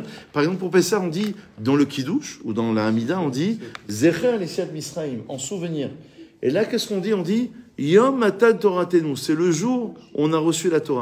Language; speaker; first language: French; native; French